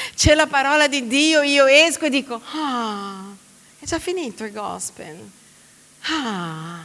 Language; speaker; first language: Italian; non-native, fluent; Portuguese